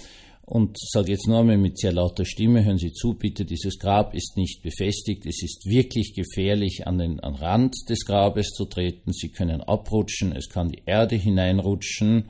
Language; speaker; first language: German; native; German